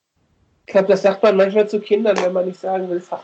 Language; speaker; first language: German; native; German